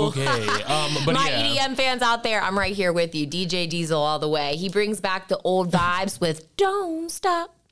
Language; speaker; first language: English; native; English